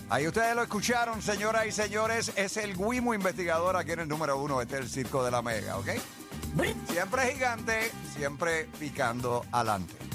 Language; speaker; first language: Spanish; native; Spanish